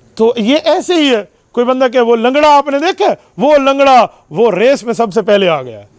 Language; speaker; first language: Urdu; non-native, local second language; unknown